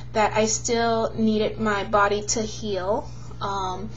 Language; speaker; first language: English; native; English